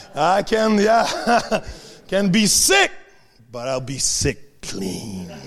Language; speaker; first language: English; non-native, fluent; French